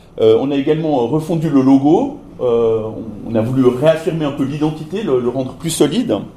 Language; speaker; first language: French; native; French